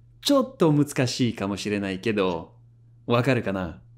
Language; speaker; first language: Japanese; non-native, fluent; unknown